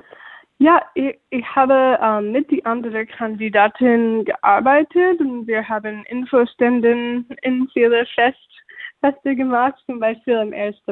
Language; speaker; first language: German; non-native, fluent; English